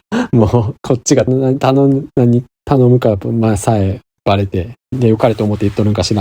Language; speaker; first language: Japanese; native; Japanese